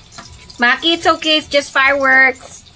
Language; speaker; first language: English; non-native, local second language; Cebuano